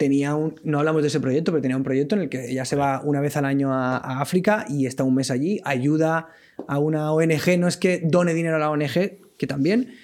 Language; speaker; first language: Spanish; non-native, local second language; Catalan